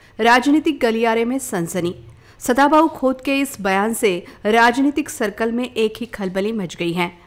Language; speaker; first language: Hindi; non-native, local second language; Marathi